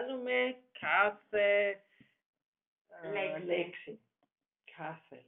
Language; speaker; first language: Greek; non-native, learner; German